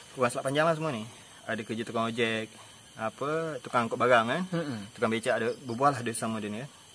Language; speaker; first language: Malay; native; Malay